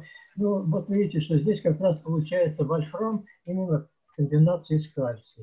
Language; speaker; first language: Russian; native; Russian